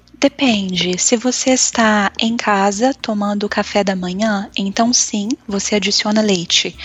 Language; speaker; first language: Portuguese; native; Portuguese